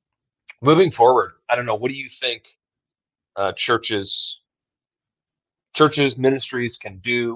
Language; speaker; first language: English; native; English